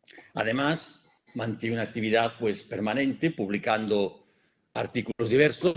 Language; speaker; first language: Spanish; native; Spanish